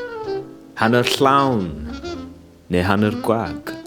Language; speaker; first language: Welsh; non-native, learner; English